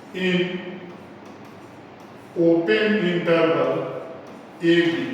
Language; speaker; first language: Hindi; native; Hindi